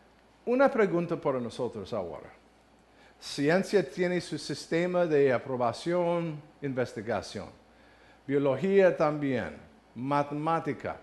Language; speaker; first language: Spanish; non-native, learner; English